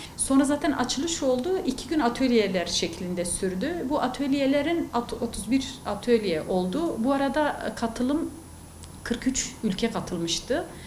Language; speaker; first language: Turkish; non-native, local second language; Kurdish